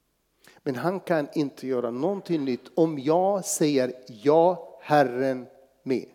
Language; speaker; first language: Swedish; non-native, fluent; Arabic